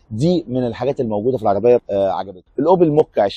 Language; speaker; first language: Arabic; native; Arabic